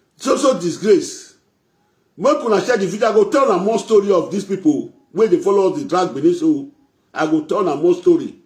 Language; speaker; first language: Nigerian Pidgin; non-native, local second language; Bini